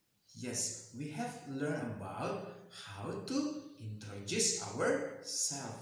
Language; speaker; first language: English; non-native, fluent; Indonesian